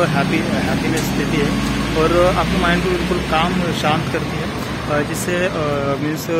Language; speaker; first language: Hindi; non-native, local second language; Marathi